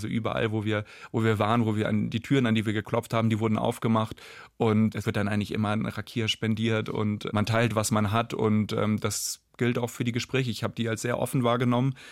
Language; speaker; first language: German; native; German